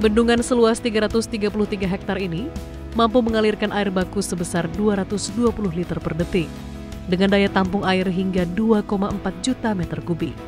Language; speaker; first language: Indonesian; native; Indonesian